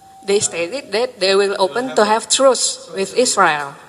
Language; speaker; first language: English; non-native, fluent; Indonesian